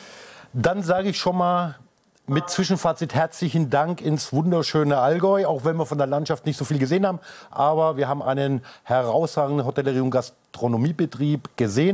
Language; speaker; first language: German; native; German